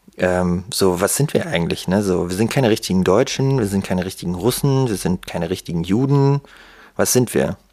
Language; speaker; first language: German; early bilingual, other home language; Russian